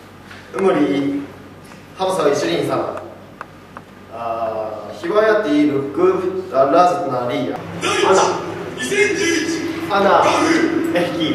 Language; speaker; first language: Arabic; non-native, learner; Japanese